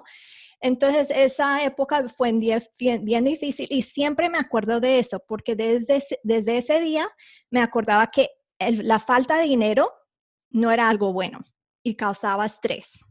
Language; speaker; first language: Spanish; early bilingual, heritage; Spanish